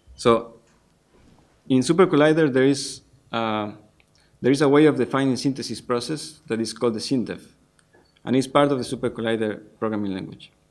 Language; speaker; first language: English; non-native, fluent; Spanish